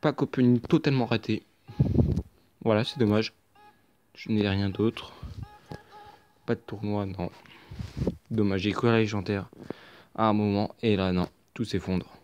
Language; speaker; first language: French; native; French